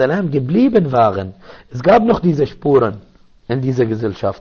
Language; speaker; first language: German; non-native, learner; Arabic